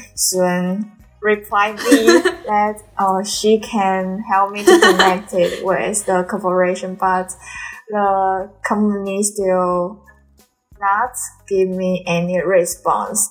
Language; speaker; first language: English; non-native, learner; Chinese